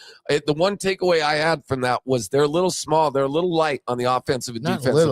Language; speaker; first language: English; native; English